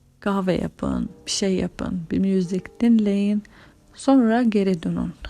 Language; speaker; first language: Turkish; non-native, fluent; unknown